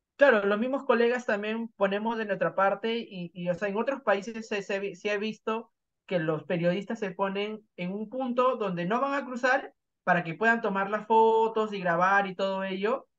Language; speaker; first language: Spanish; native; Spanish